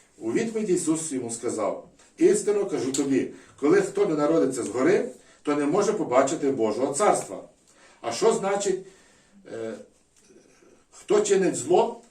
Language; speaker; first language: Ukrainian; non-native, local second language; Russian